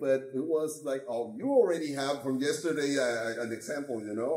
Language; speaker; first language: English; non-native, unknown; Spanish